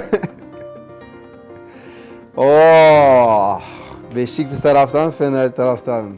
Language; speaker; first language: Turkish; non-native, learner; Portuguese